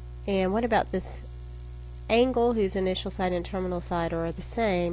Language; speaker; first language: English; native; English